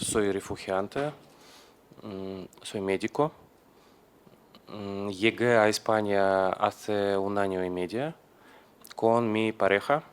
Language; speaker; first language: Spanish; non-native, learner; Russian